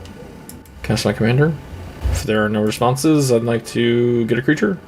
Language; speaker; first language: English; native; English